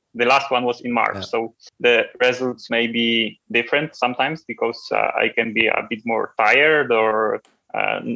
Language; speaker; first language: English; non-native, fluent; Polish